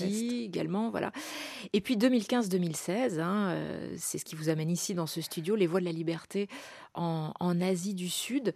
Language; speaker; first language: French; native; French